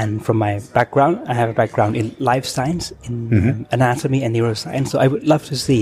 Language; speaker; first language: English; non-native, fluent; Thai